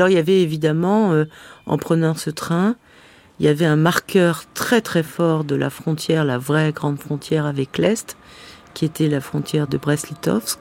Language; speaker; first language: French; native; French